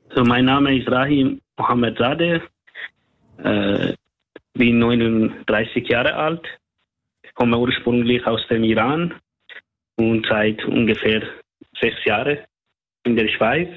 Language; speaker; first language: German; non-native, fluent; Persian